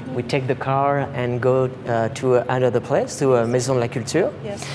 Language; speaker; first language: English; non-native, fluent; French